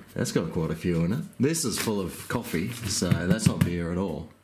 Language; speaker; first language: English; native; English